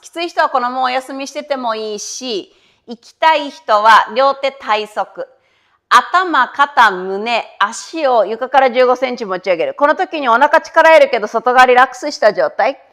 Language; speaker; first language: Japanese; native; Japanese